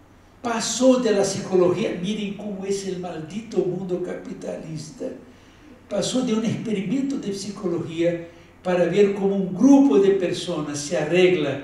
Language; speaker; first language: Spanish; non-native, fluent; Portuguese